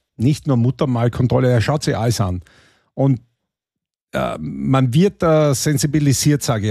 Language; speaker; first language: German; native; German